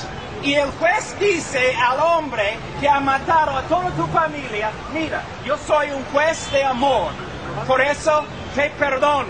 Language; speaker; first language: Spanish; non-native, fluent; English